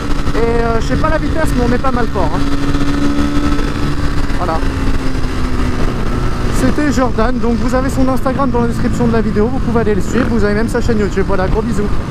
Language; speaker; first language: French; native; French